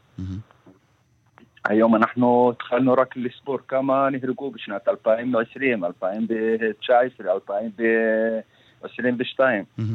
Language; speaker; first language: Hebrew; non-native, local second language; Arabic